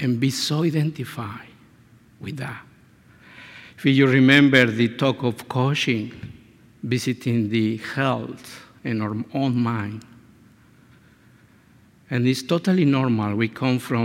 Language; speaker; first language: English; non-native, fluent; Spanish